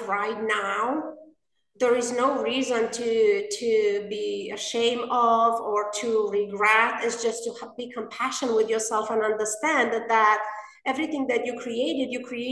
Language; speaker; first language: English; non-native, fluent; Romanian